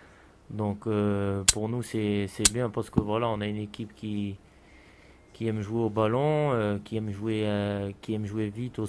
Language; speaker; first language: French; native; French